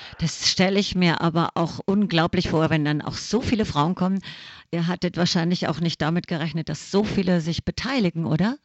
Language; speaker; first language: German; native; German